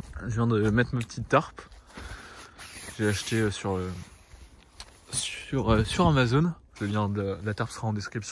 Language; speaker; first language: French; native; French